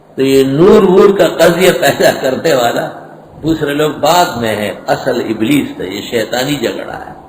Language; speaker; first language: Urdu; non-native, local second language; Pashto